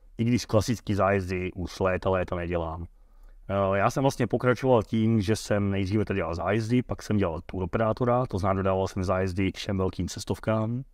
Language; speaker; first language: Czech; early bilingual, heritage; Dutch